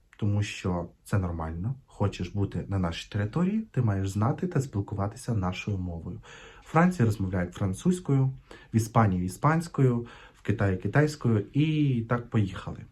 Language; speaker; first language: Ukrainian; non-native, local second language; Russian